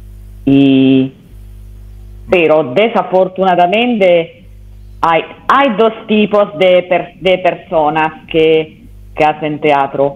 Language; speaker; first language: Spanish; non-native, learner; Italian